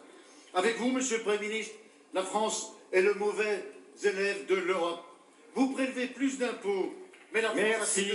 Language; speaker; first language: French; native; French